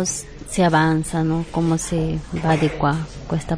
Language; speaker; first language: Italian; non-native, learner; Spanish